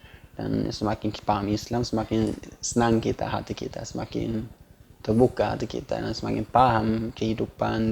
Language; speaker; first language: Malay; non-native, fluent; Swedish